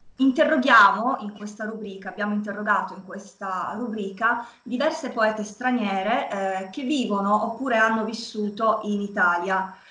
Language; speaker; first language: Italian; native; Italian